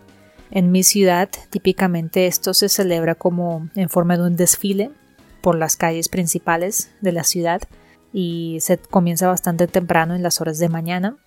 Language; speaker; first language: Spanish; non-native, fluent; Russian